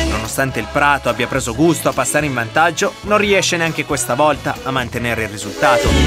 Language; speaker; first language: Italian; native; Italian